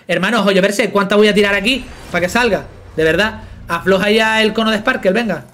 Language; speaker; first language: Spanish; native; Spanish